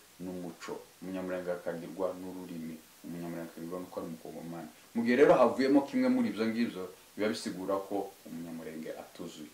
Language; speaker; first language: Kinyarwanda; native; Kinyarwanda